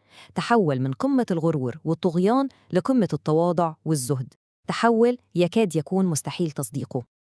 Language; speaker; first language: Arabic; native; Arabic